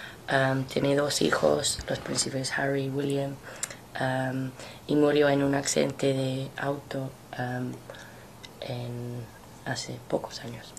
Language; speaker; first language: Spanish; non-native, fluent; English